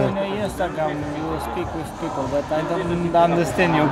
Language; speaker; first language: English; non-native, learner; Romanian